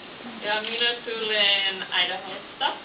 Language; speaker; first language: Finnish; non-native, learner; English